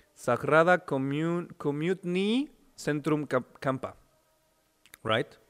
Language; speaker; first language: English; non-native, fluent; Spanish